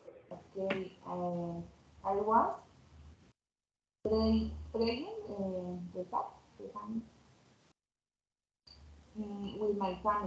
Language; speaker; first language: English; non-native, learner; Spanish